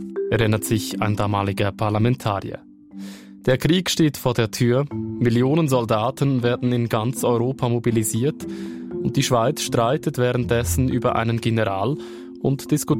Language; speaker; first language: German; native; German